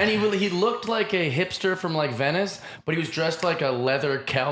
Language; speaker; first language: English; native; English